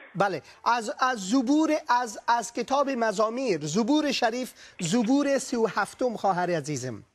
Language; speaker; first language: Persian; native; Persian